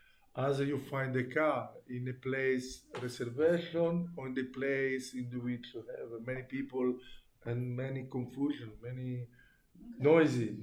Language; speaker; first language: English; non-native, learner; Italian